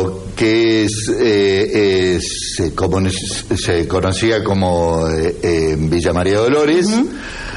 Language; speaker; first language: Spanish; native; Spanish